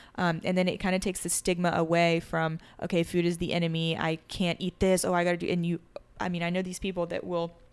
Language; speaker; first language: English; early bilingual, other home language; French